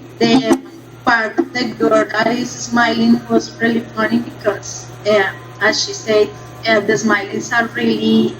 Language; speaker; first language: English; non-native, learner; Spanish